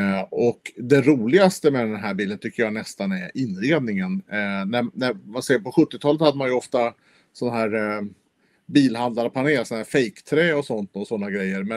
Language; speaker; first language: Swedish; native; Swedish